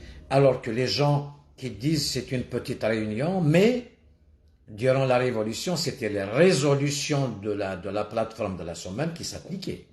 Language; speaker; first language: French; non-native, local second language; Kabyle